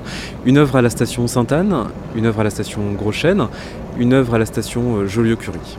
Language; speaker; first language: French; native; French